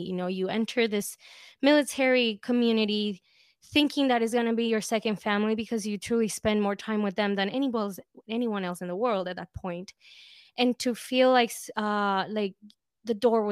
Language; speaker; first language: English; early bilingual, other home language; Spanish